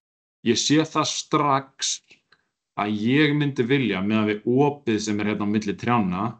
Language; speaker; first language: Icelandic; native; Icelandic